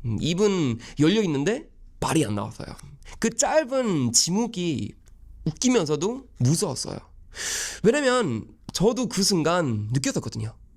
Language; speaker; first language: Korean; non-native, fluent; Swedish